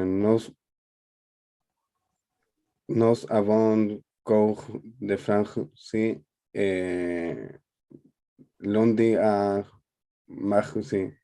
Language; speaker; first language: French; non-native, learner; Spanish